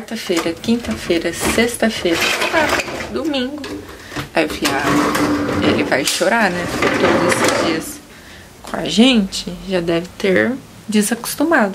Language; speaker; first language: Portuguese; native; Portuguese